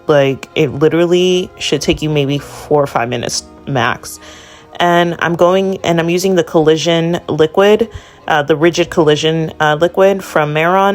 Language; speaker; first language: English; native; English